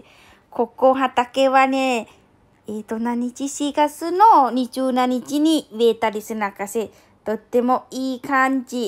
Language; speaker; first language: Japanese; non-native, learner; Lao